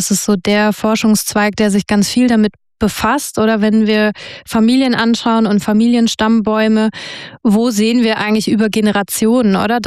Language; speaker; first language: German; native; German